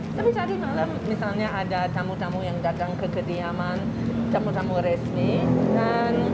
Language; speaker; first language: Indonesian; non-native, fluent; English